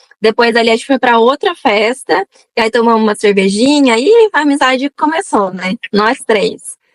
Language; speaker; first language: Portuguese; native; Portuguese